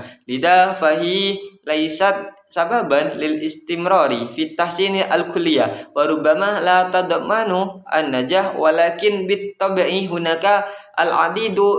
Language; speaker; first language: Arabic; non-native, learner; Indonesian